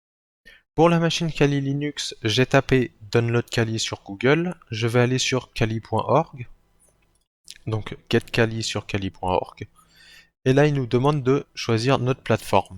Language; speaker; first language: French; native; French